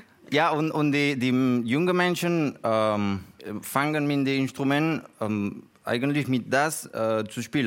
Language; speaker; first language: German; non-native, learner; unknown